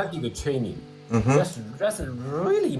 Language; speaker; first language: English; non-native, learner; Vietnamese